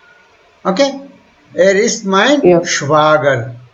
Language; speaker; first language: German; non-native, fluent; Hindi